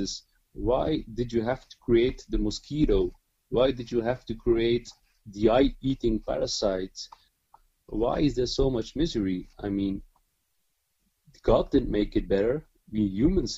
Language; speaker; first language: English; non-native, fluent; Dutch